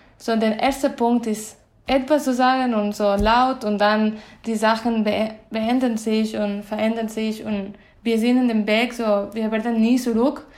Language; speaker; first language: German; non-native, fluent; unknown